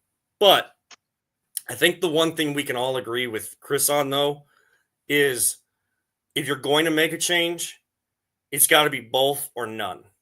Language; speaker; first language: English; native; English